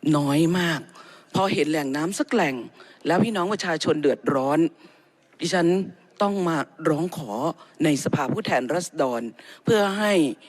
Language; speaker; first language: Thai; native; Thai